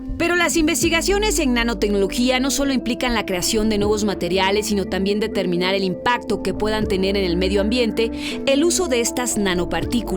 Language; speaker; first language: Spanish; native; Spanish